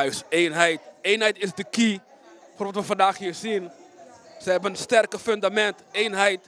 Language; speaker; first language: Dutch; native; Dutch